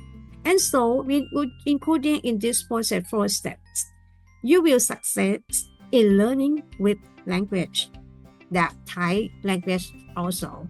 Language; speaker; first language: English; non-native, learner; Thai